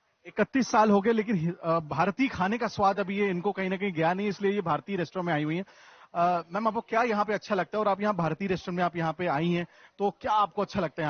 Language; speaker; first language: Hindi; native; Hindi